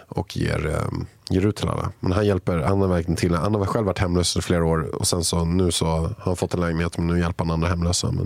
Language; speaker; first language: Swedish; native; Swedish